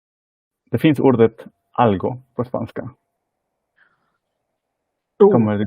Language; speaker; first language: Swedish; non-native, fluent; Spanish